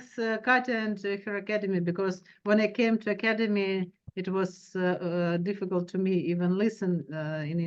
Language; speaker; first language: English; non-native, learner; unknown